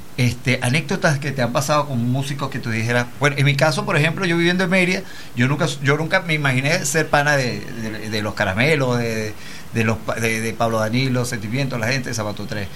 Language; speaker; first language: Spanish; native; Spanish